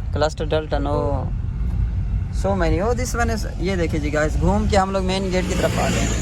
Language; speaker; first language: Urdu; non-native, local second language; Saraiki